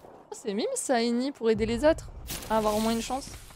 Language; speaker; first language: French; native; French